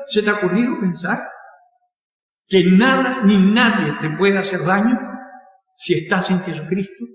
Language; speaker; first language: Spanish; native; Spanish